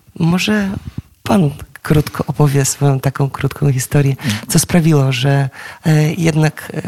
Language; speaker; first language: Polish; native; Polish